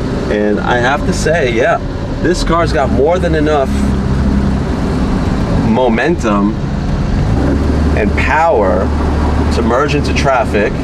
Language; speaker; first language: English; native; English